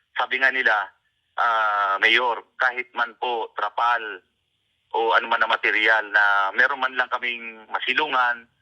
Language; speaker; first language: Filipino; non-native, local second language; Bikol